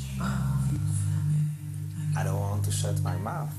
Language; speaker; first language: English; non-native, learner; French